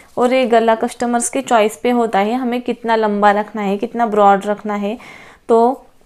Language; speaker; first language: Hindi; non-native, local second language; Marathi